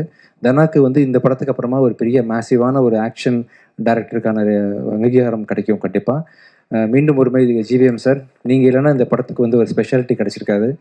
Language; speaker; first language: Tamil; native; Tamil